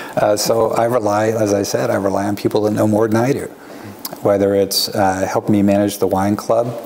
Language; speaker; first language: English; native; English